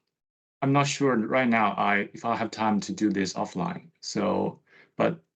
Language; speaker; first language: English; non-native, fluent; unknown